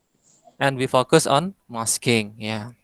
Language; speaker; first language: English; non-native, fluent; Indonesian